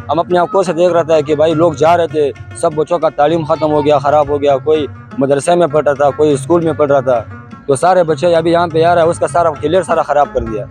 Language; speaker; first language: Urdu; non-native, local second language; Pashto